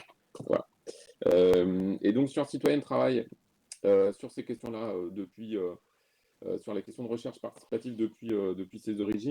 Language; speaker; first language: French; native; French